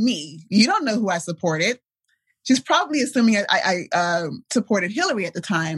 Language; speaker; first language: English; native; English